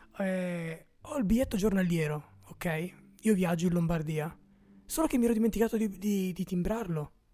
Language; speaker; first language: Italian; native; Italian